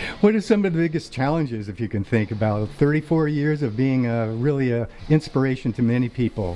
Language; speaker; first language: English; native; English